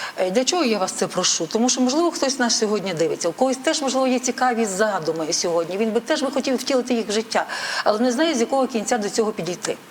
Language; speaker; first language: Ukrainian; native; Ukrainian